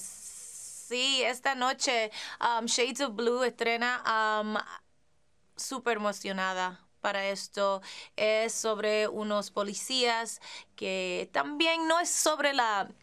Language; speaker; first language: Spanish; early bilingual, heritage; English